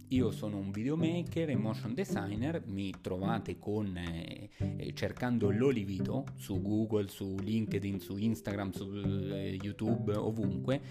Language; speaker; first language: Italian; non-native, fluent; Spanish